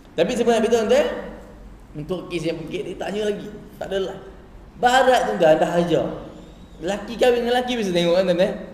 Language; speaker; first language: Malay; native; Malay